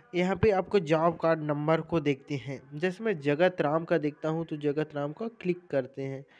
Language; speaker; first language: Hindi; native; Hindi